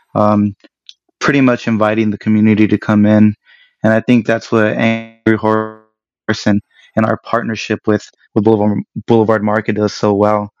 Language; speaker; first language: English; early bilingual, other home language; Spanish